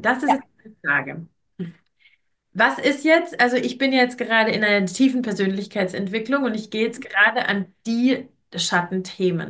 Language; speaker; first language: German; native; German